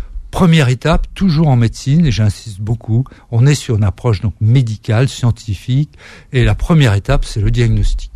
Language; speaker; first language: French; native; French